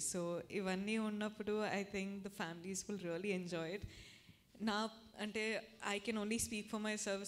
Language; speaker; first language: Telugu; non-native, fluent; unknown